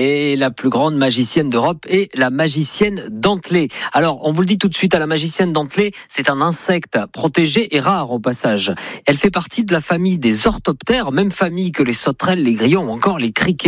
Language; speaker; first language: French; native; French